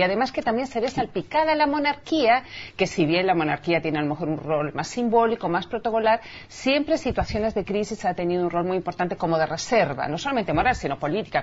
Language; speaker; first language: Spanish; native; Spanish